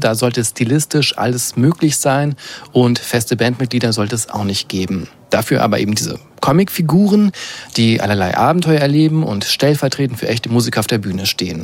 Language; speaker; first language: German; native; German